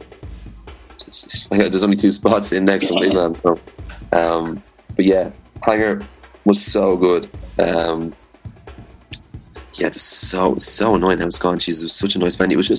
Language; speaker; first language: English; native; English